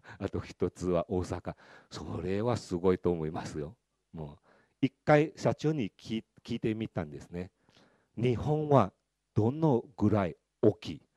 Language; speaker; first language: Japanese; non-native, fluent; Chinese